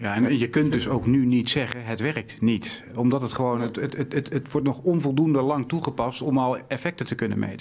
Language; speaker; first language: Dutch; native; Dutch